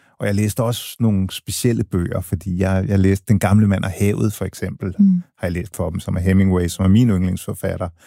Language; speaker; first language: Danish; early bilingual, other home language; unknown